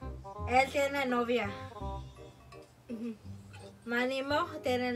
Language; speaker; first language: Spanish; early bilingual, heritage; Spanish